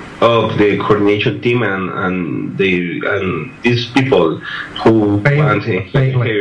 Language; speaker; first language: English; non-native, learner; Spanish